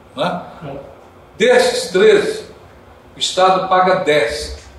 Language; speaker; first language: Portuguese; non-native, fluent; Dutch